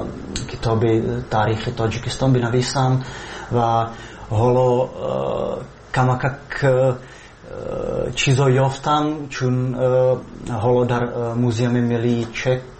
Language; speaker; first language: Persian; non-native, learner; Czech